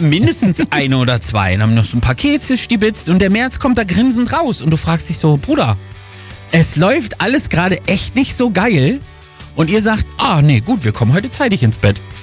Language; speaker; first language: German; native; German